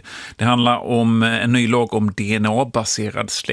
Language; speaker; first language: Swedish; native; Swedish